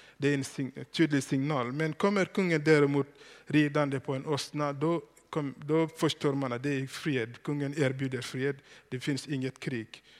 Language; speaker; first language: Swedish; non-native, fluent; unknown